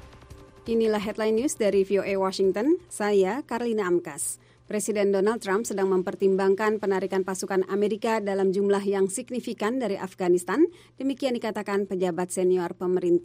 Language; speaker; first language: Indonesian; native; Indonesian